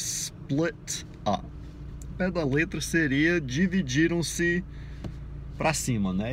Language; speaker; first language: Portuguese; non-native, fluent; English